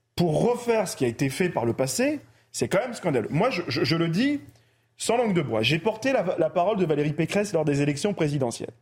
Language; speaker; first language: French; early bilingual, other home language; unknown